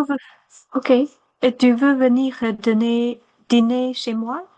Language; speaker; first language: French; non-native, learner; Chinese